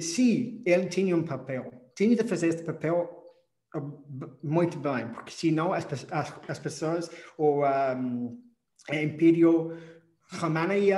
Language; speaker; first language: Portuguese; non-native, fluent; English